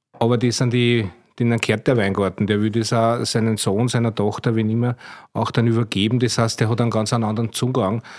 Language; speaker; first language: German; native; German